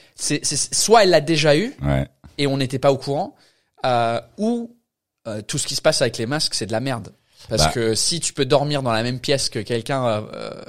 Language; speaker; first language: French; non-native, fluent; English